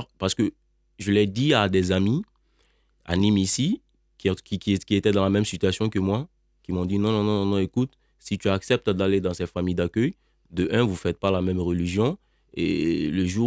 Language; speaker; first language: French; non-native, local second language; Bambara